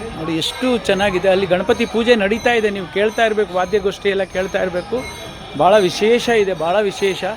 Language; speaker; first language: Kannada; native; Kannada